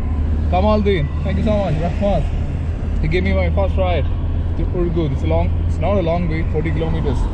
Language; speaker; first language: English; non-native, local second language; Malayalam